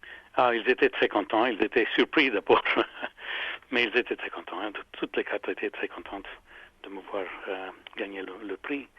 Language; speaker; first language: French; non-native, fluent; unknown